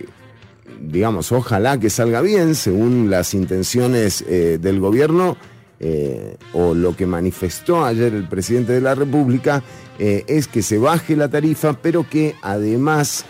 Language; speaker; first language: Spanish; native; Spanish